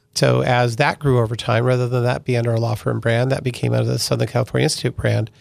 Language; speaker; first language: English; early bilingual, other home language; Italian